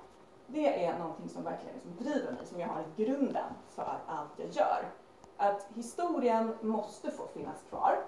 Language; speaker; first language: Swedish; native; Swedish